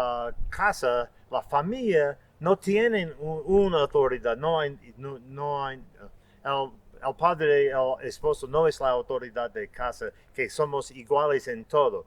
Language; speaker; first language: Spanish; non-native, fluent; English